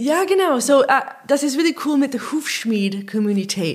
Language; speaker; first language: German; non-native, learner; English